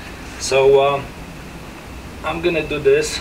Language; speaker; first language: English; non-native, fluent; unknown